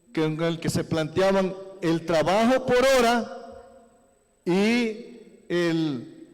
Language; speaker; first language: Spanish; native; Spanish